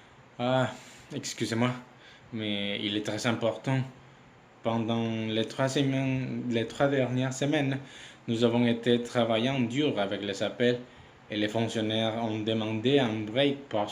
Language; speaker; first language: French; non-native, learner; Spanish